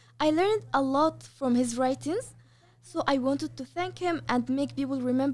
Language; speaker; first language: English; non-native, fluent; Arabic